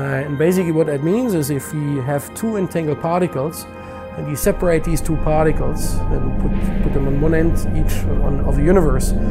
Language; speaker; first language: English; non-native, fluent; German